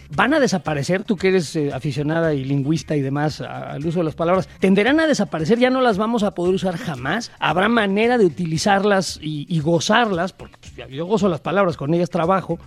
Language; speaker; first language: Spanish; native; Spanish